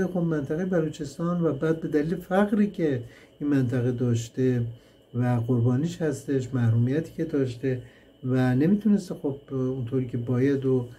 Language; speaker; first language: Persian; native; Persian